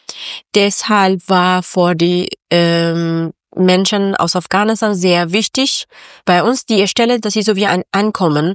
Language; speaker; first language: German; non-native, learner; Persian